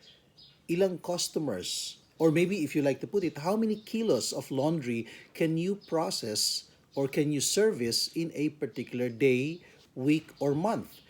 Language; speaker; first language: English; non-native, local second language; Filipino